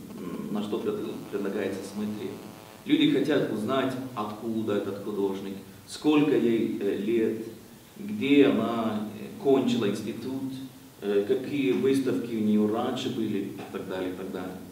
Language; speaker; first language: Russian; non-native, fluent; Swedish